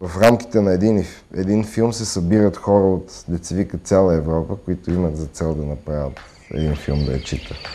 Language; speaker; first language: Bulgarian; native; Bulgarian